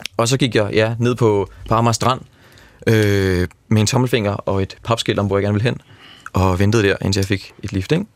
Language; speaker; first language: Danish; native; Danish